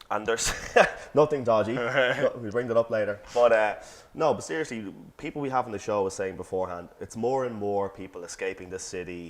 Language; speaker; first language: English; native; English